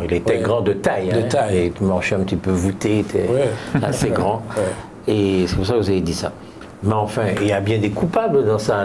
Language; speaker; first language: French; native; French